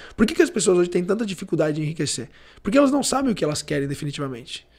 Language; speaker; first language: Portuguese; early bilingual, other home language; Italian